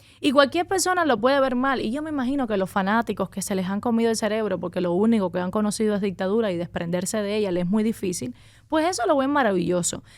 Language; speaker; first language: Spanish; native; Spanish